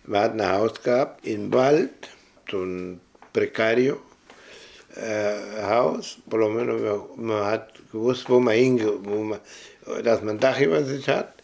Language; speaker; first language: German; early bilingual, heritage; German